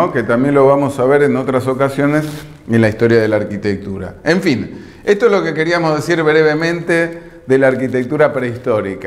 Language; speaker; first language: Spanish; native; Spanish